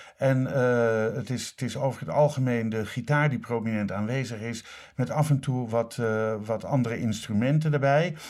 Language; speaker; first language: Dutch; native; Dutch